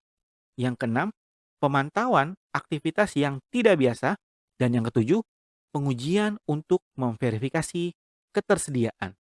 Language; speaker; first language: Indonesian; native; Indonesian